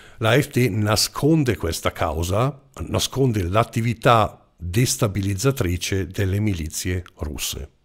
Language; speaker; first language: Italian; non-native, fluent; German